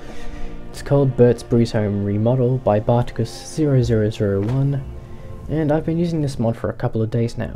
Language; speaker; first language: English; native; English